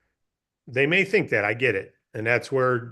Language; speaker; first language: English; native; English